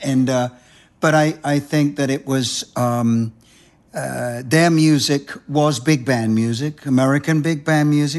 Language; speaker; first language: English; native; English